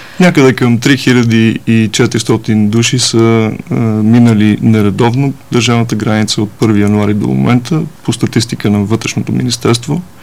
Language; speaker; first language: Bulgarian; native; Bulgarian